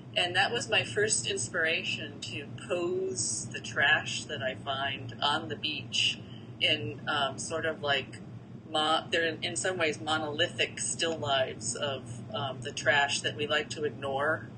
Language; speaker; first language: English; native; English